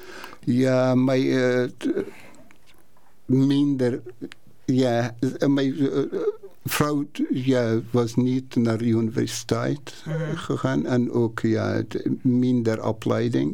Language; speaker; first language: Dutch; non-native, learner; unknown